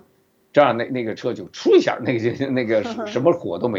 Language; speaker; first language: Chinese; native; Chinese